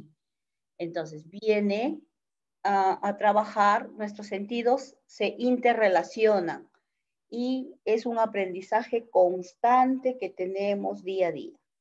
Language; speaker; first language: Spanish; native; Spanish